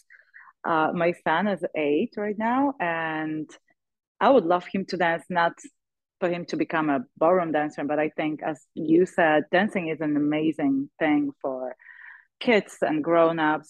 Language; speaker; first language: English; non-native, fluent; Polish